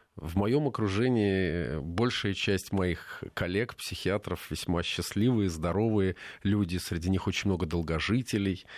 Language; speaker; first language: Russian; native; Russian